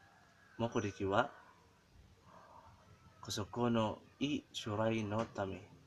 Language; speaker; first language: Japanese; non-native, learner; Cebuano